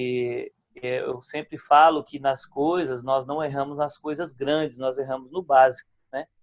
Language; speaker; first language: Portuguese; native; Portuguese